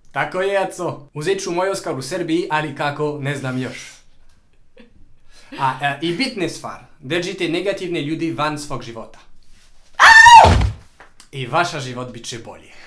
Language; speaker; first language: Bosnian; non-native, learner; French